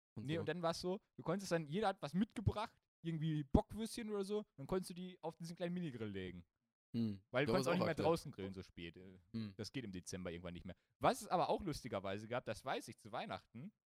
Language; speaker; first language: German; early bilingual, other home language; Polish